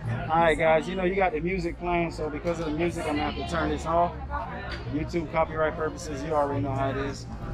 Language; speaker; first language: English; native; English